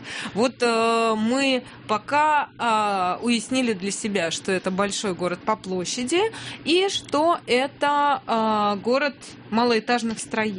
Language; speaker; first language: Russian; native; Russian